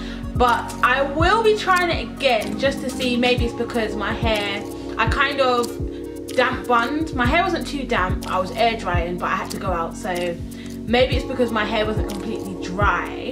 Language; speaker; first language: English; native; English